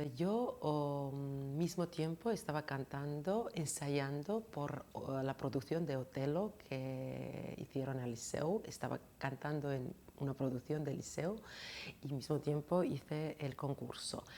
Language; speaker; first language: Spanish; non-native, fluent; Georgian